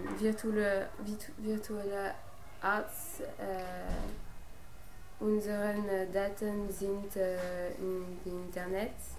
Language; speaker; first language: German; non-native, learner; French